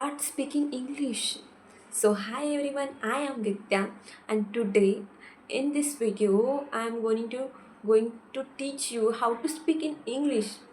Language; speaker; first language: English; non-native, local second language; Hindi